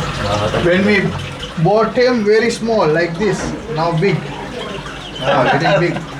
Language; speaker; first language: English; non-native, learner; Sinhala